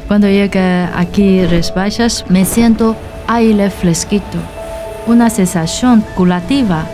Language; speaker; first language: Spanish; non-native, fluent; Chinese